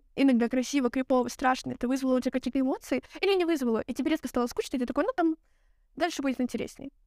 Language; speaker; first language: Russian; native; Russian